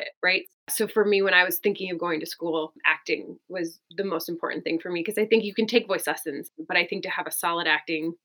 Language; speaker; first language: English; native; English